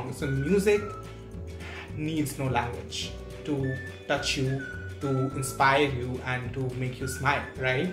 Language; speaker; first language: English; non-native, local second language; Bangla